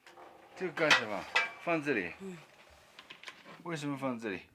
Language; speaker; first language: Chinese; native; Chinese